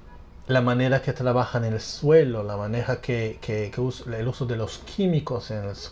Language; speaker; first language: Spanish; non-native, fluent; English